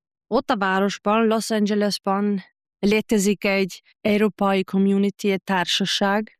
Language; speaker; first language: Hungarian; non-native, learner; German